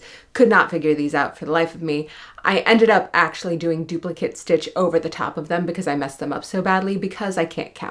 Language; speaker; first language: English; native; English